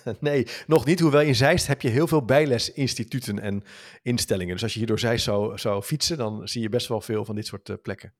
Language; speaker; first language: Dutch; native; Dutch